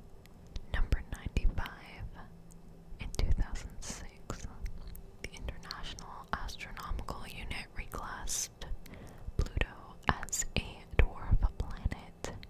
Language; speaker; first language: English; native; English